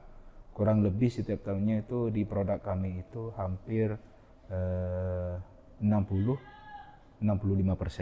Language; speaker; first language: Indonesian; non-native, local second language; Madurese